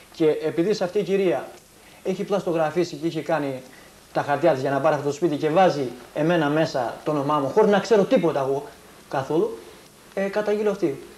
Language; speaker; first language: Greek; early bilingual, heritage; Greek